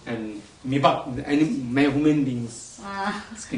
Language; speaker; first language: English; non-native, learner; Tibetan